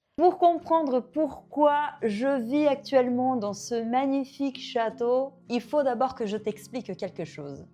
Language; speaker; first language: French; non-native, fluent; Portuguese